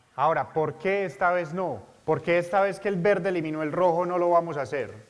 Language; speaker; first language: Spanish; native; Spanish